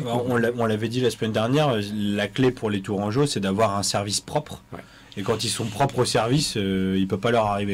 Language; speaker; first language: French; native; French